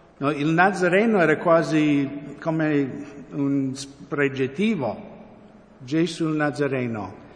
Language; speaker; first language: Italian; non-native, fluent; English